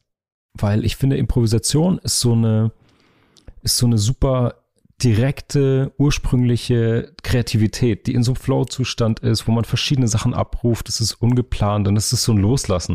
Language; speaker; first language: German; native; German